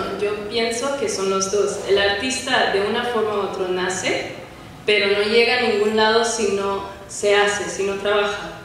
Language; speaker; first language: Spanish; non-native, fluent; Papiamento